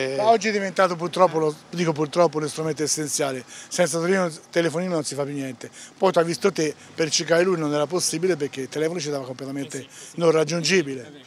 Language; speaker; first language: Italian; native; Italian